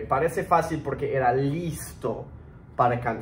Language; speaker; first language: Spanish; early bilingual, heritage; Spanish